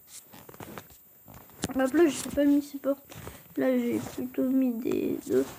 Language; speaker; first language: French; native; French